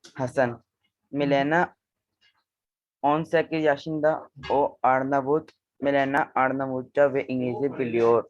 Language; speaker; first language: Turkish; non-native, learner; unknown